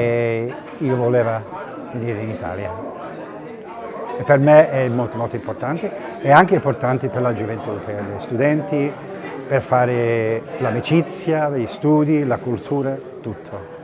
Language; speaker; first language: Italian; early bilingual, heritage; Italian